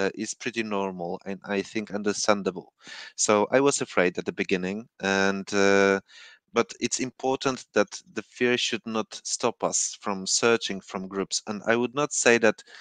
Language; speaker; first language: English; non-native, fluent; Polish